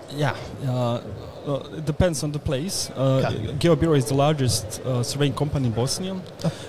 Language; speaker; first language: English; non-native, fluent; Bosnian